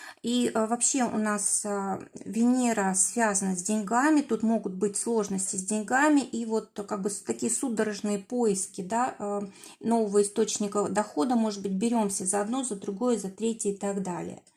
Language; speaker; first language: Russian; native; Russian